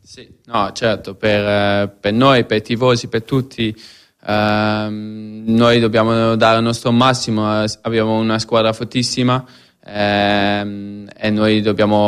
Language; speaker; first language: Italian; non-native, fluent; Dutch